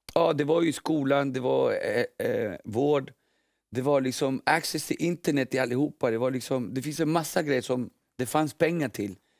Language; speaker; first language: Swedish; early bilingual, other home language; Spanish